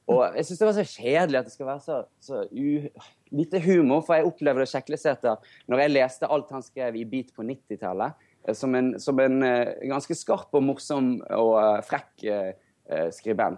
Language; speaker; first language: Norwegian; native; Norwegian